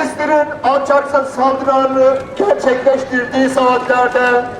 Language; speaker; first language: Turkish; native; Turkish